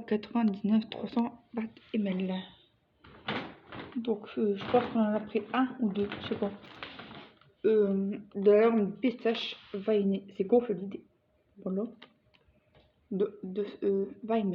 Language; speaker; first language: French; native; French